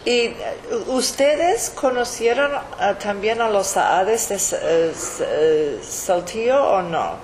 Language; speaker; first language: Spanish; early bilingual, heritage; English